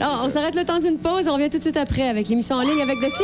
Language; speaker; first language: French; native; French